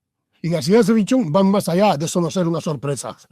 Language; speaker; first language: Spanish; native; Spanish